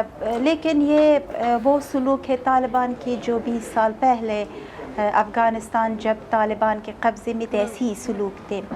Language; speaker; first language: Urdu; non-native, fluent; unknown